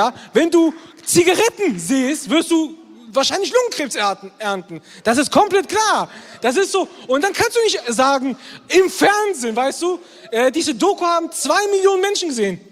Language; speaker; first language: German; native; German